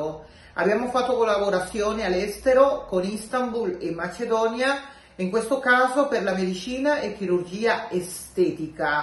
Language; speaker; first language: Italian; non-native, local second language; Spanish